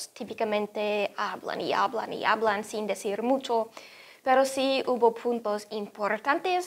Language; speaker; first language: Spanish; non-native, fluent; English